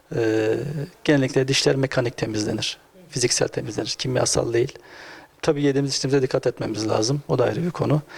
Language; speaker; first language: Turkish; native; Turkish